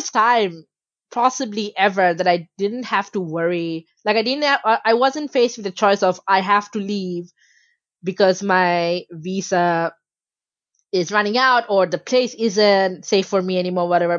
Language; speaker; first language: English; non-native, local second language; Bangla